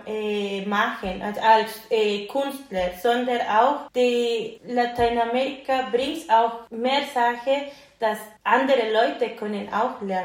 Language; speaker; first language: German; non-native, learner; Spanish